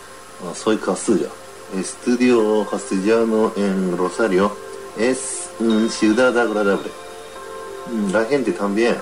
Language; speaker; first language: Spanish; non-native, learner; Japanese